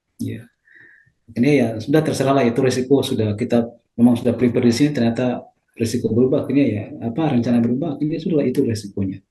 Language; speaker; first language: Indonesian; native; Indonesian